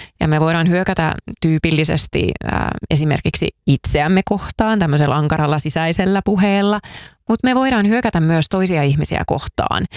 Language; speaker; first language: Finnish; native; Finnish